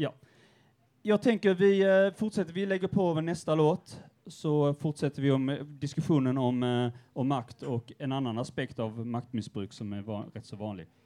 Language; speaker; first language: Swedish; native; Swedish